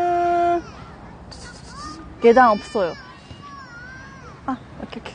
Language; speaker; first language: Korean; non-native, learner; Japanese